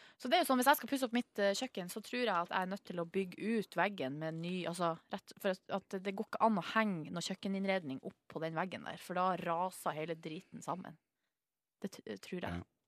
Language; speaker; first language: Norwegian; native; Norwegian